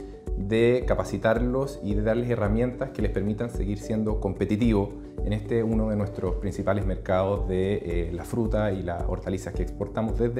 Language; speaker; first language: Spanish; native; Spanish